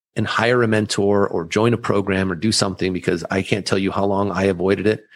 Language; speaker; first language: English; early bilingual, other home language; German